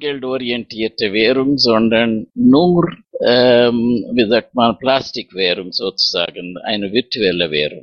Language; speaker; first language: German; non-native, fluent; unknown